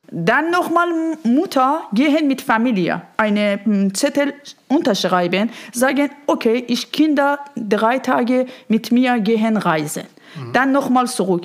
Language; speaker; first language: German; non-native, learner; Persian